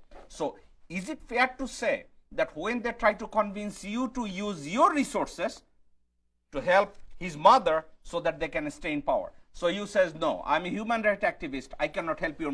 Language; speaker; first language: English; non-native, fluent; Bangla